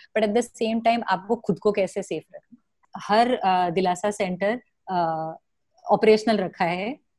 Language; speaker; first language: Hindi; non-native, local second language; Marathi